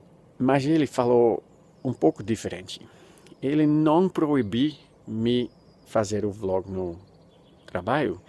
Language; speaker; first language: Portuguese; non-native, fluent; Dutch